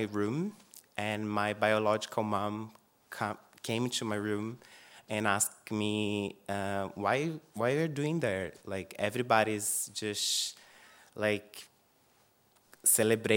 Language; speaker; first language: English; non-native, fluent; Portuguese